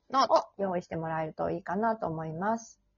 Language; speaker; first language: Japanese; native; Japanese